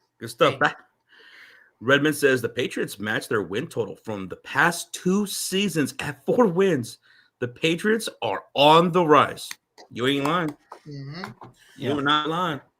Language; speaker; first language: English; native; English